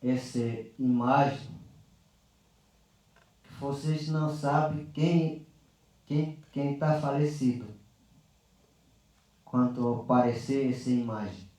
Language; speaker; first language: Portuguese; non-native, local second language; Yanomámi